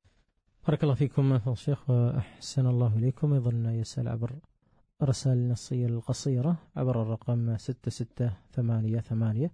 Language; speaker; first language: Arabic; native; Arabic